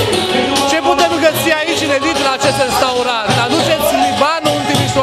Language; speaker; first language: Romanian; native; Romanian